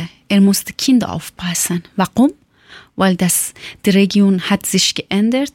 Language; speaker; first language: German; non-native, learner; Persian